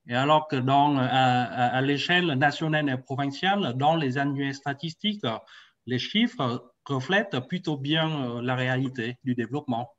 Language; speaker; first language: French; non-native, fluent; Vietnamese